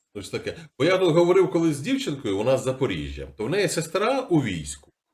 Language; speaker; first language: Ukrainian; native; Ukrainian